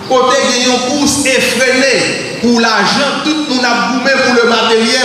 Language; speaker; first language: French; non-native, learner; Haitian Creole